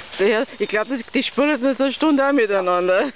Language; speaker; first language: German; native; German